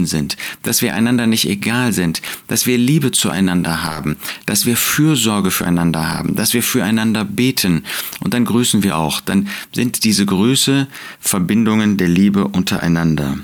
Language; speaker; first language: German; native; German